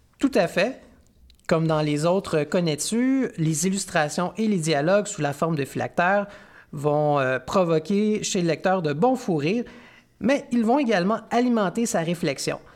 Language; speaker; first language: French; native; French